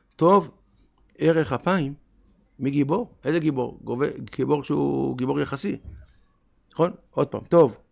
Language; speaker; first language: Hebrew; native; Hebrew